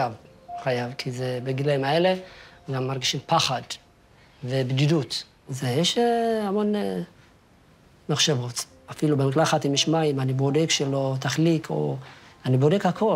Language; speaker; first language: Hebrew; non-native, fluent; Amharic